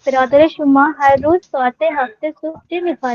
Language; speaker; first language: Persian; non-native, learner; Urdu